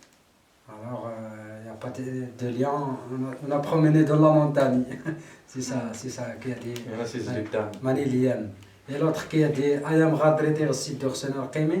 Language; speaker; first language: French; non-native, learner; Central Atlas Tamazight